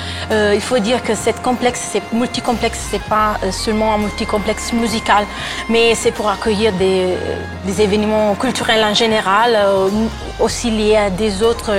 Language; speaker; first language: French; non-native, fluent; Italian